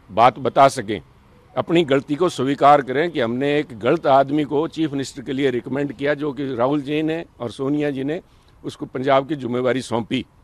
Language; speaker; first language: Hindi; non-native, local second language; Punjabi